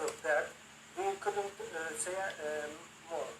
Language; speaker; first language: English; non-native, learner; Turkish